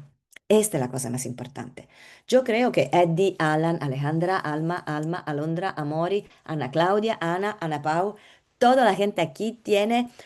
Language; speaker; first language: Spanish; non-native, learner; Italian